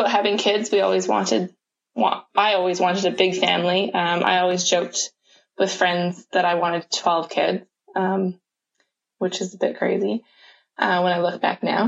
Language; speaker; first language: English; native; English